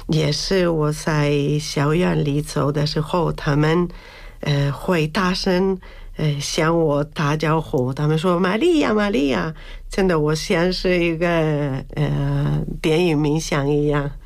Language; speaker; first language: Chinese; non-native, learner; Spanish